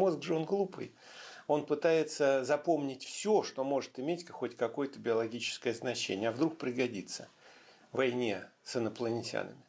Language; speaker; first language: Russian; native; Russian